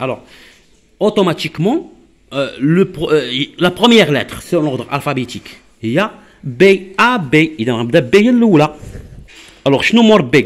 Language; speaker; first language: French; non-native, local second language; Arabic